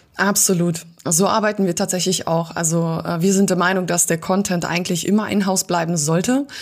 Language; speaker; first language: German; native; German